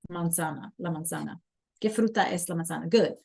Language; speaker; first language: Spanish; non-native, fluent; English